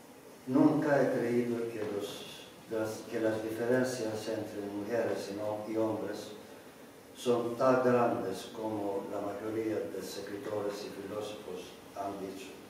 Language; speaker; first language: Spanish; non-native, learner; Greek